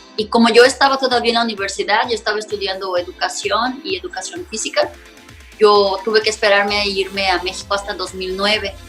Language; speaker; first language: Spanish; non-native, fluent; Portuguese